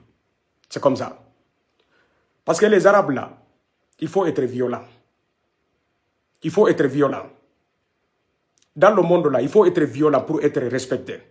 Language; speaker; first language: French; non-native, local second language; Wolof